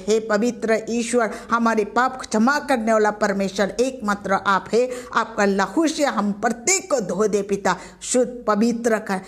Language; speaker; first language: Hindi; non-native, local second language; Assamese